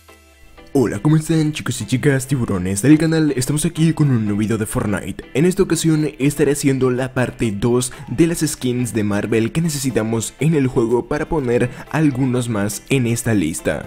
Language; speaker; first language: Spanish; native; Spanish